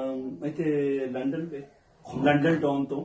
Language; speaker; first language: Punjabi; non-native, fluent; English